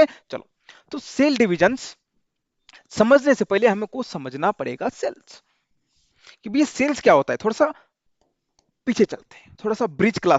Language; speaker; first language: Hindi; non-native, local second language; Marathi